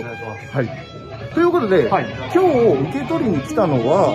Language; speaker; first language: Japanese; native; Japanese